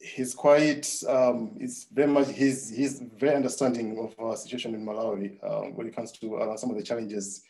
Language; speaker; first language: English; non-native, local second language; Nyanja